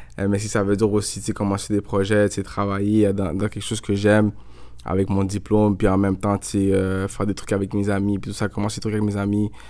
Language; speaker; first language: French; native; French